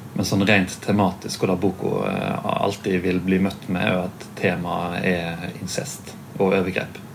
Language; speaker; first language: Norwegian; native; Norwegian